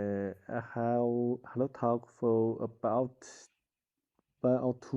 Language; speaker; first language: English; non-native, learner; Chinese